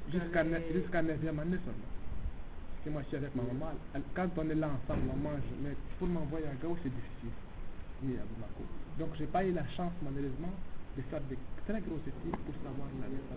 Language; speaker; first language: French; non-native, local second language; Tamasheq